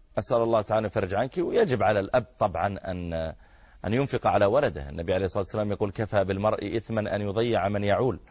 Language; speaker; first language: Arabic; native; Arabic